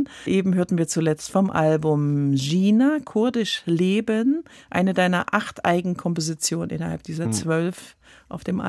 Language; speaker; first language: German; native; German